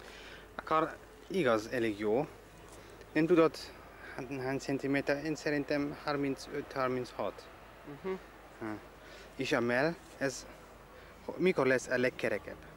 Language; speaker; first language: Hungarian; non-native, learner; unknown